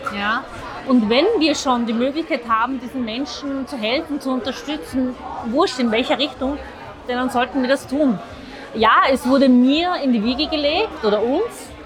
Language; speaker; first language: German; early bilingual, other home language; Zaza